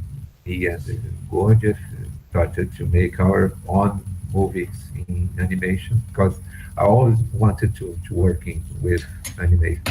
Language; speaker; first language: English; non-native, fluent; Portuguese